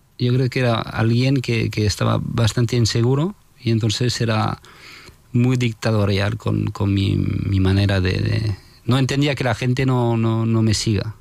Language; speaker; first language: Spanish; non-native, fluent; French